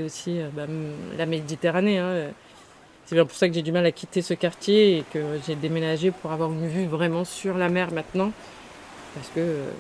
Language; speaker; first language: French; native; French